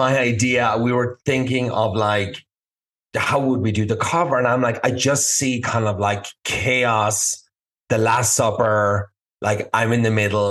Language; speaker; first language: English; native; English